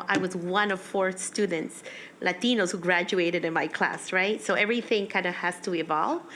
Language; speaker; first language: English; early bilingual, other home language; Spanish